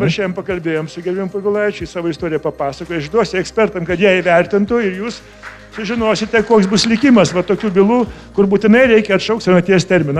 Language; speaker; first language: Lithuanian; native; Lithuanian